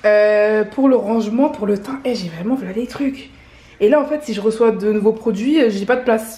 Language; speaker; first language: French; native; French